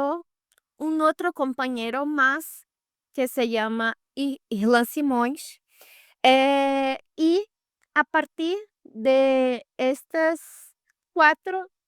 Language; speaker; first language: Spanish; non-native, fluent; Portuguese